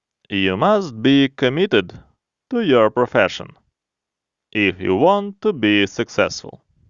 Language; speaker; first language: English; non-native, fluent; Ukrainian